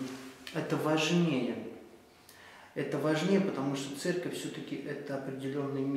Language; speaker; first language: Russian; native; Russian